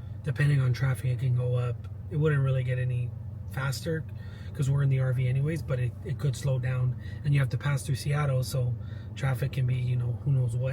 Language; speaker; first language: English; native; English